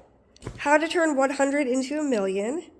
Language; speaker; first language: English; native; English